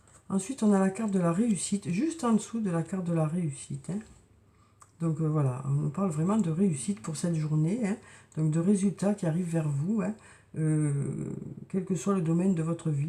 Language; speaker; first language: French; native; French